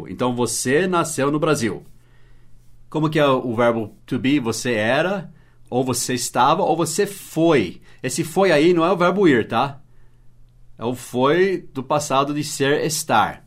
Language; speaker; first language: Portuguese; non-native, fluent; English